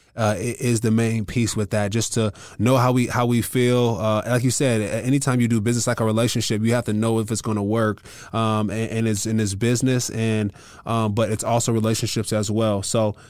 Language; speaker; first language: English; native; English